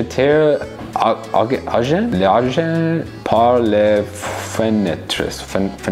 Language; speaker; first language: French; non-native, learner; English